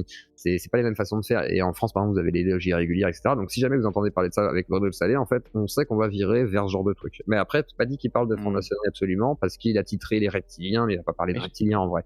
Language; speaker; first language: French; native; French